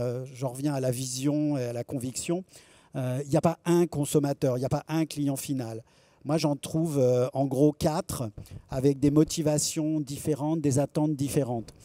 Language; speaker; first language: French; native; French